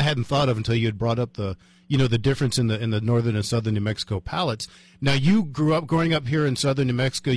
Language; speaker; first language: English; native; English